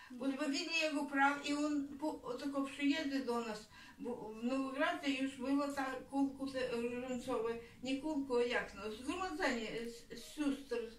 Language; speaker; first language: Polish; early bilingual, heritage; Polish